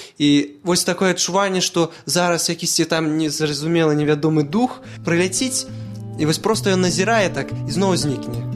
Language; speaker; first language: Belarusian; non-native, local second language; Russian